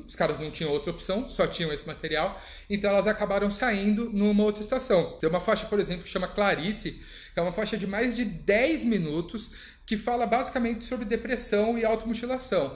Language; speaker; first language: Portuguese; native; Portuguese